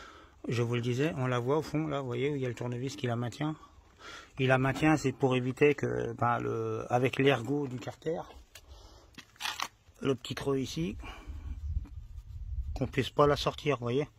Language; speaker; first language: French; native; French